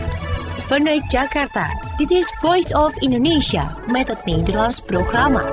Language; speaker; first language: Dutch; non-native, fluent; Indonesian